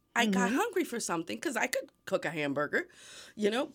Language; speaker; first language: English; early bilingual, other home language; Spanish